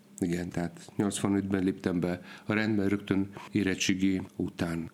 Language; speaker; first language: Hungarian; non-native, fluent; Polish